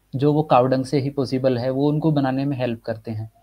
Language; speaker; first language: Hindi; native; Hindi